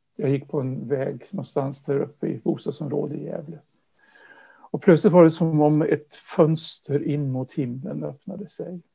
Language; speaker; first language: Swedish; native; Swedish